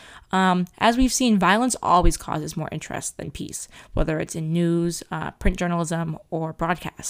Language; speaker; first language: English; native; English